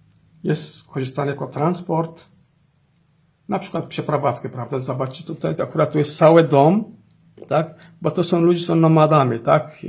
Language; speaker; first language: Polish; non-native, fluent; Somali